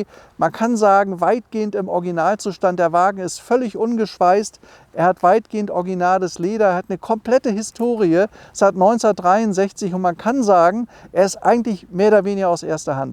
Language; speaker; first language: German; native; German